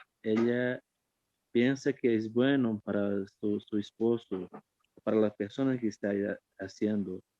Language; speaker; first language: Spanish; non-native, fluent; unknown